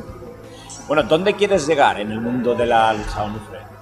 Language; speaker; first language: Spanish; native; Spanish